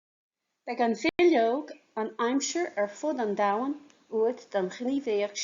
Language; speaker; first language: Irish; non-native, fluent; English